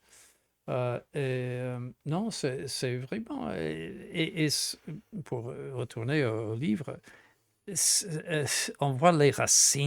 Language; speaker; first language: French; non-native, fluent; English